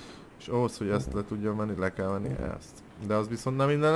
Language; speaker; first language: Hungarian; native; Hungarian